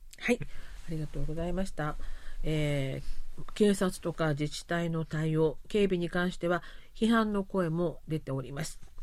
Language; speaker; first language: Japanese; non-native, fluent; Korean